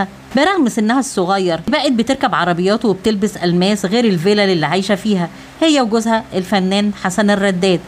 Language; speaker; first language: Arabic; native; Arabic